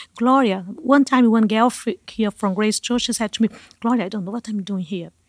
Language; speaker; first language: English; non-native, learner; Portuguese